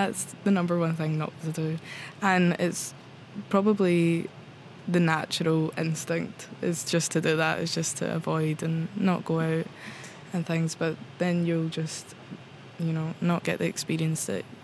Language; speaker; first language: English; native; English